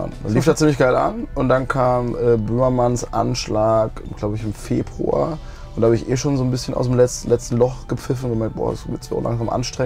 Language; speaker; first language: German; native; German